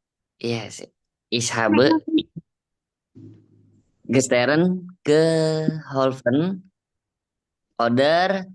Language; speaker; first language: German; non-native, learner; Indonesian